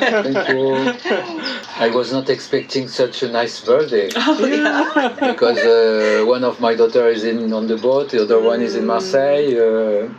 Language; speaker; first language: English; non-native, fluent; French